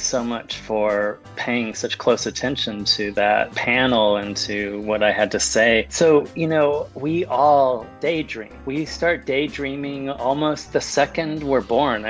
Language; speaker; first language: English; early bilingual, other home language; Spanish